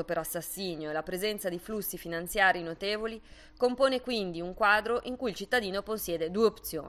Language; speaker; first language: Italian; native; Italian